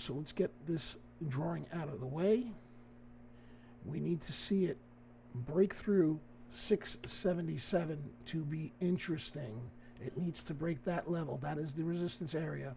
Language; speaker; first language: English; native; English